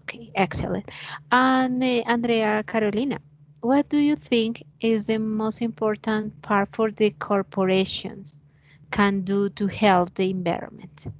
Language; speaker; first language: English; non-native, learner; Spanish